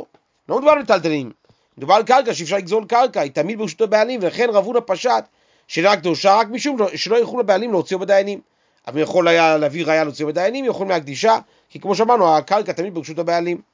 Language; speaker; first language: Hebrew; native; Hebrew